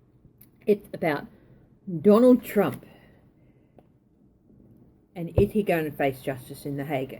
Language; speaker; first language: English; native; English